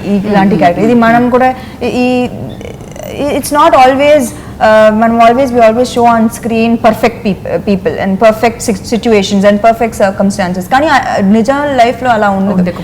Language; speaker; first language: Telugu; non-native, fluent; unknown